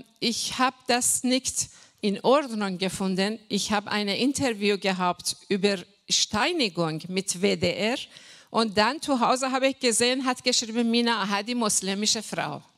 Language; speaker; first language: German; non-native, learner; Persian